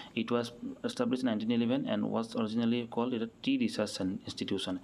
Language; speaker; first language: English; non-native, local second language; Assamese